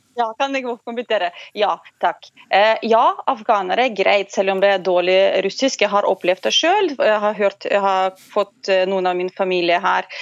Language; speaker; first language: Norwegian; non-native, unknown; Russian